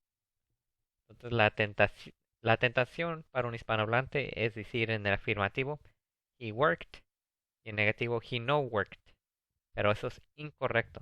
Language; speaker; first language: Spanish; early bilingual, heritage; English